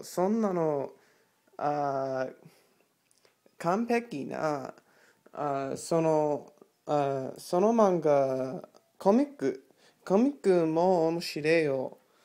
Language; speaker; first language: Japanese; non-native, learner; English